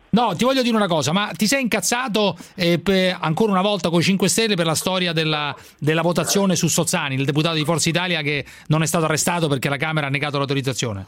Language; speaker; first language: Italian; native; Italian